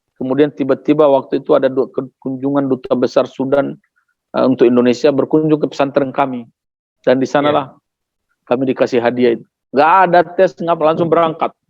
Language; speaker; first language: Indonesian; non-native, local second language; Tetum